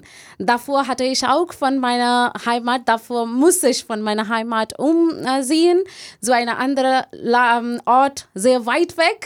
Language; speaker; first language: German; non-native, learner; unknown